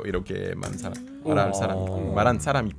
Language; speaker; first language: Korean; non-native, fluent; French